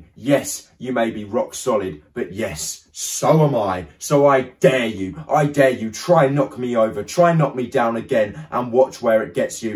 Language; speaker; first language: English; native; English